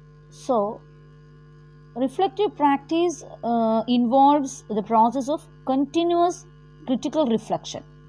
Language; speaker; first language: English; non-native, local second language; Malayalam